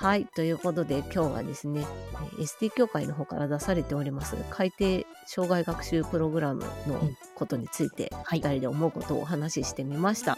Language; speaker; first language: Japanese; native; Japanese